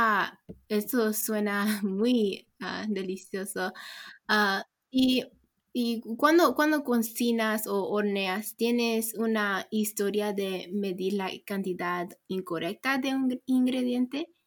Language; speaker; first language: Spanish; non-native, learner; English